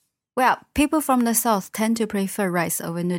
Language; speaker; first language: English; non-native, fluent; Chinese